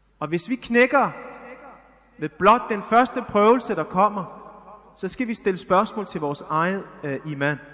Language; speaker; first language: Danish; early bilingual, other home language; Arabic